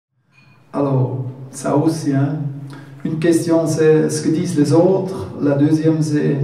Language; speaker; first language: French; non-native, learner; German